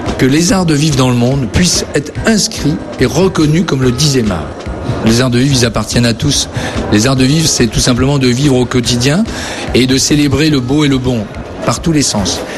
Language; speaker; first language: French; native; French